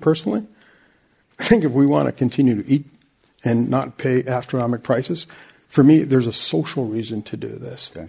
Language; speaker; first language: English; native; English